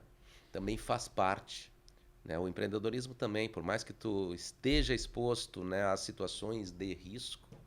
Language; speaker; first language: Portuguese; native; Portuguese